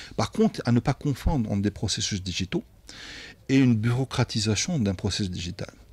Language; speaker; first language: French; non-native, local second language; Arabic